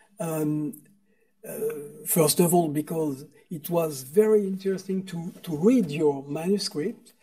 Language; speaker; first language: English; non-native, fluent; French